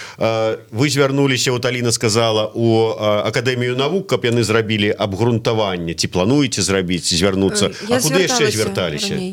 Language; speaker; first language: Belarusian; native; Belarusian